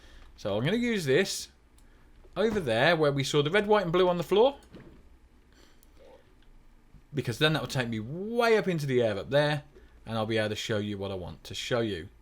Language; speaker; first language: English; native; English